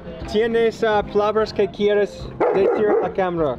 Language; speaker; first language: Spanish; non-native, learner; English